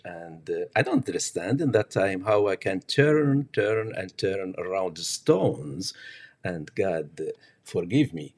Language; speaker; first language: English; non-native, learner; Arabic